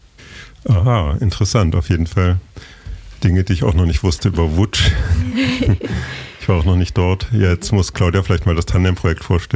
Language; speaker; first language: German; native; German